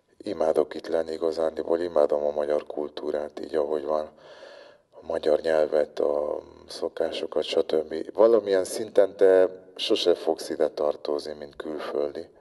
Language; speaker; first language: Hungarian; early bilingual, other home language; Spanish